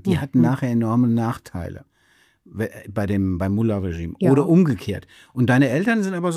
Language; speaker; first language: German; native; German